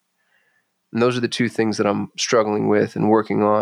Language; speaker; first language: English; native; English